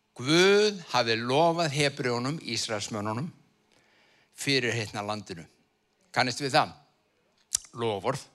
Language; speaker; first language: Icelandic; native; Icelandic